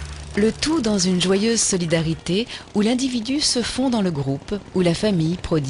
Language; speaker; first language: French; native; French